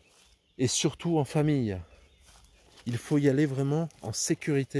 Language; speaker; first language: French; native; French